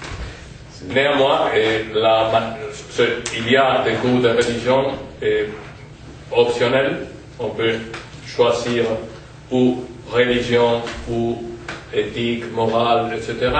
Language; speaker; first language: French; non-native, fluent; Spanish